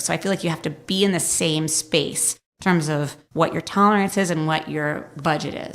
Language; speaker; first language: English; native; English